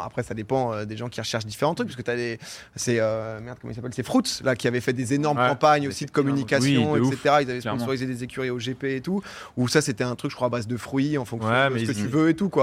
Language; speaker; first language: French; native; French